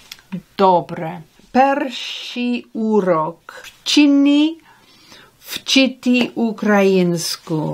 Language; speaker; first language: Ukrainian; non-native, learner; English